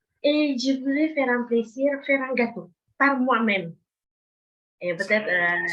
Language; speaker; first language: French; non-native, fluent; Indonesian